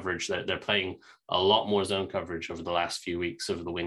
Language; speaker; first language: English; native; English